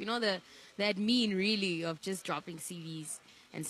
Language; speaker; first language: English; non-native, local second language; Shona